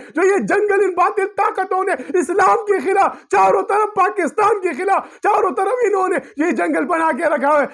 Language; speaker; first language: Urdu; non-native, local second language; Pashto